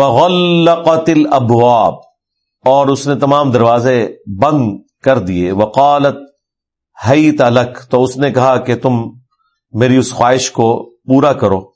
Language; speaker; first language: Urdu; non-native, local second language; Punjabi